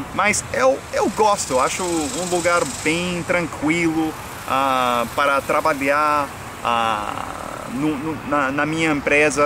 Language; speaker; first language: Portuguese; non-native, fluent; English